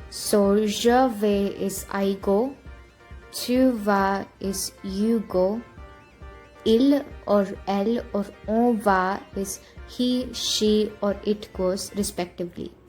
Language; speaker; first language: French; non-native, fluent; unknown